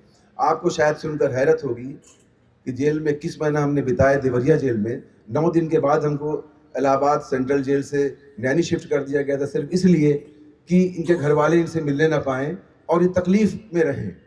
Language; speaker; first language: Hindi; native; Hindi